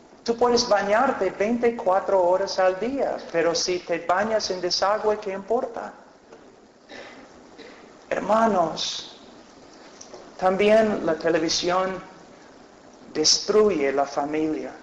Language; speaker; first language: Spanish; non-native, fluent; English